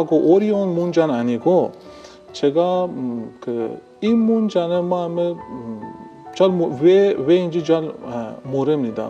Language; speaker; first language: Korean; non-native, fluent; Persian